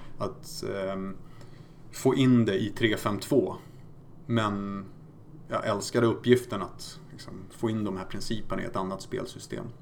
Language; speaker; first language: Swedish; early bilingual, other home language; Polish